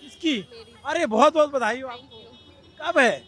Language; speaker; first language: Hindi; native; Hindi